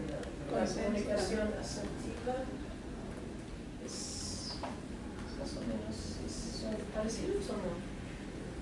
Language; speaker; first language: Spanish; non-native, fluent; English